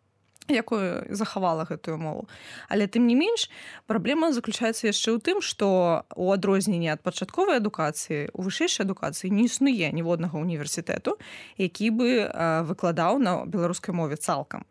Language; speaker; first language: Belarusian; native; Belarusian